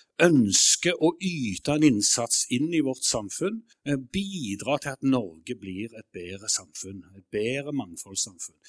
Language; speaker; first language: Norwegian; native; Norwegian